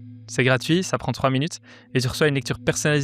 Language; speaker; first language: French; native; French